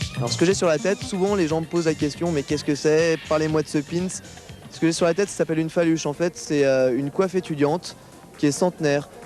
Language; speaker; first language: French; native; French